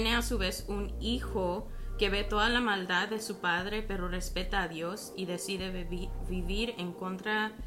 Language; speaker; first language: Spanish; early bilingual, heritage; Spanish